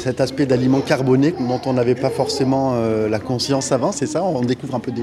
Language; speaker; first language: French; native; French